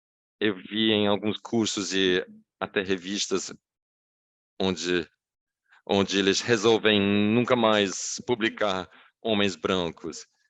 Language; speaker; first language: Portuguese; non-native, fluent; English